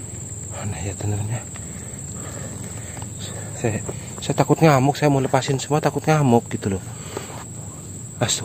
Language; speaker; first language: Indonesian; native; Indonesian